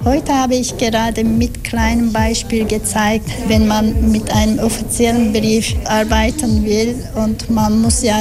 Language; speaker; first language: German; non-native, fluent; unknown